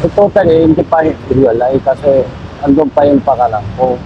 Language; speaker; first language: Filipino; non-native, fluent; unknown